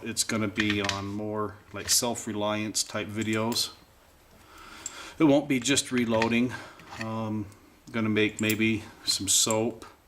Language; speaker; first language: English; native; English